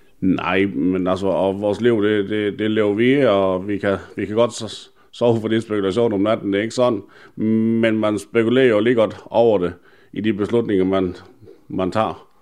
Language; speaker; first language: Danish; native; Danish